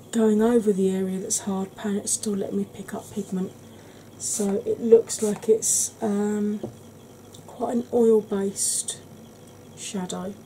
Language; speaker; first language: English; native; English